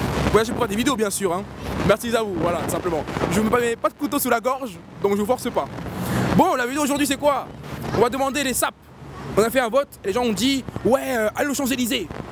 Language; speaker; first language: French; native; French